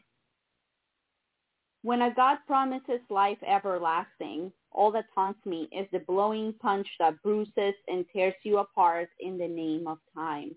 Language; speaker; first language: English; non-native, fluent; Spanish